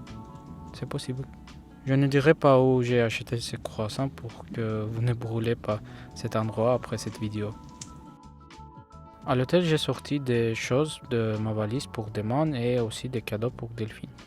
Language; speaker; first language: French; non-native, learner; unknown